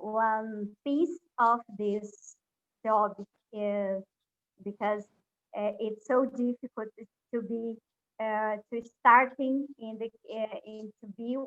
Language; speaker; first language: English; non-native, learner; Portuguese